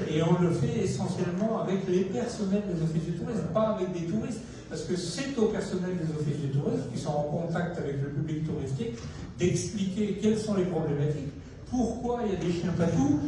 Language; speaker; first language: French; native; French